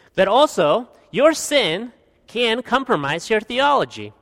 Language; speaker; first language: English; early bilingual, other home language; Spanish